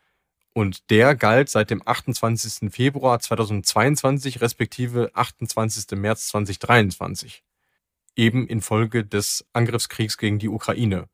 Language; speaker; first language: German; native; German